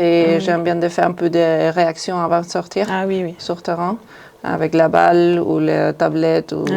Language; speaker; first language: French; non-native, fluent; Spanish